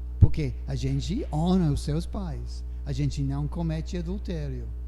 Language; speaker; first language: Portuguese; non-native, fluent; English